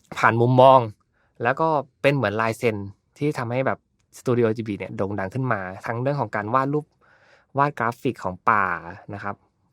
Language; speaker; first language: Thai; native; Thai